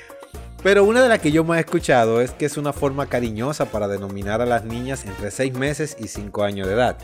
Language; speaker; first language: Spanish; native; Spanish